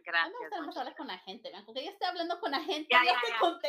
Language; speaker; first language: Spanish; native; Spanish